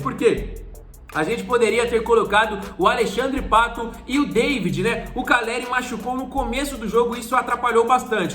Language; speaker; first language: Portuguese; native; Portuguese